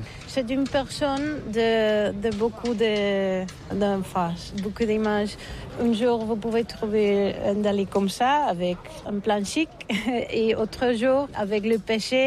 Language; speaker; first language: French; non-native, learner; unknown